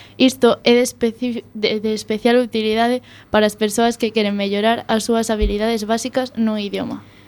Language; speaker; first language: Galician; non-native, local second language; Spanish